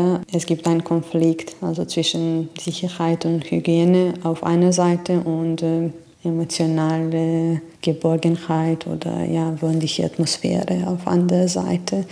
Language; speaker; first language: German; non-native, fluent; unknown